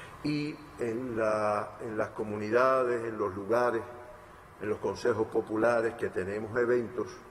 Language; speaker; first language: Spanish; native; Spanish